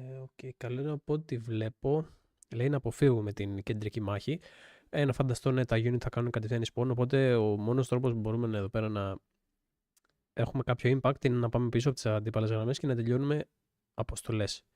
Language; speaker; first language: Greek; native; Greek